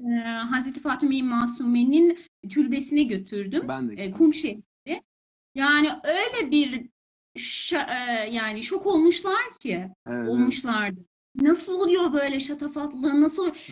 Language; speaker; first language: Turkish; non-native, fluent; Persian